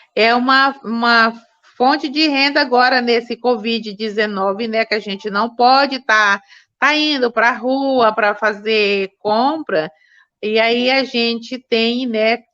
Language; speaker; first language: Portuguese; native; Portuguese